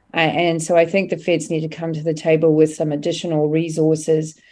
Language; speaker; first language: English; native; English